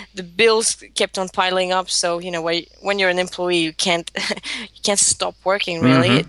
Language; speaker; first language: English; non-native, fluent; Greek